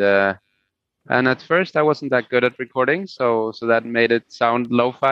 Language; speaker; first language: English; non-native, fluent; Spanish